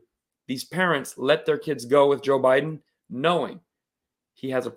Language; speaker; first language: English; native; English